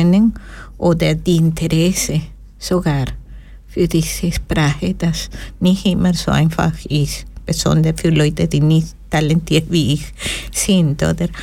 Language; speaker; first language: German; non-native, learner; Spanish